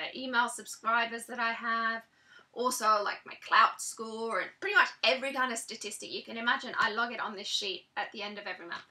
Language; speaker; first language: English; native; English